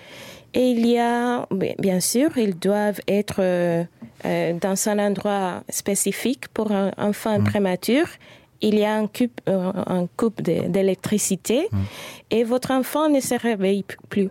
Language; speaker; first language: French; non-native, fluent; Spanish